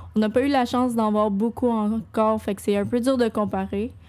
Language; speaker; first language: French; native; French